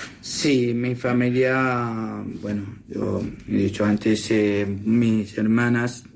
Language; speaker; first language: Spanish; non-native, learner; Assyrian Neo-Aramaic